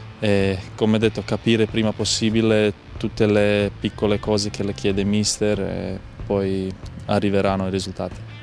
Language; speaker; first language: Italian; non-native, fluent; Croatian